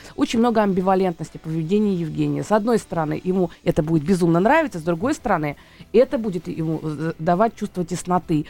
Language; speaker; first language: Russian; native; Russian